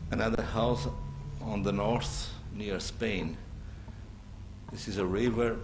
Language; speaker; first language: English; non-native, learner; Portuguese